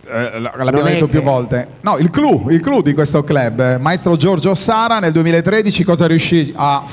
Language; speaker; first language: Italian; native; Italian